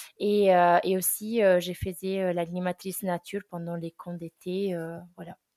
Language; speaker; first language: French; non-native, fluent; Italian